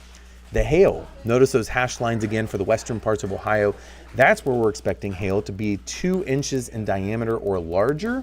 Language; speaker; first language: English; native; English